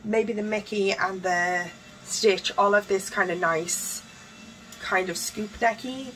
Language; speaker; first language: English; native; English